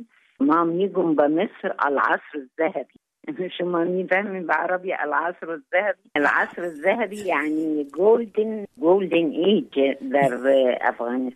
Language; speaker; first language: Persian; non-native, fluent; Arabic